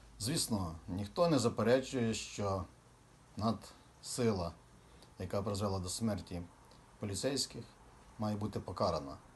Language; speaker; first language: Ukrainian; native; Ukrainian